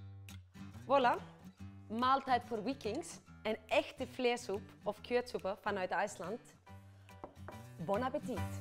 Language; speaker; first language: Dutch; non-native, fluent; Icelandic